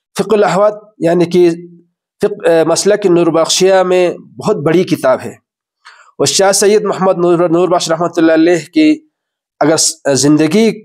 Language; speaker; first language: Urdu; non-native, local second language; Balti